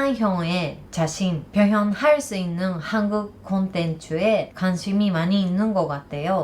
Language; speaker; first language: Korean; non-native, learner; Japanese